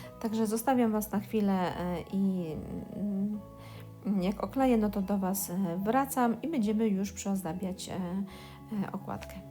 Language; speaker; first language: Polish; native; Polish